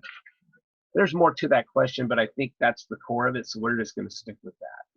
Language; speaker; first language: English; native; English